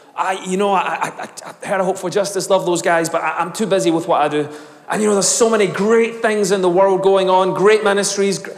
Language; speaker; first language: English; native; English